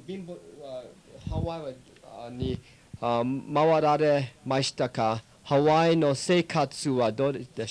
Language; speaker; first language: Japanese; early bilingual, heritage; English